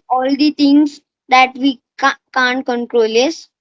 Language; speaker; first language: English; non-native, learner; Marathi